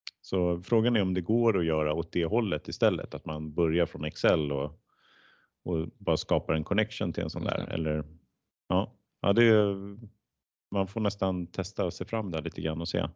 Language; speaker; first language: Swedish; native; Swedish